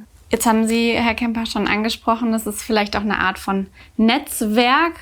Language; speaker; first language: German; native; German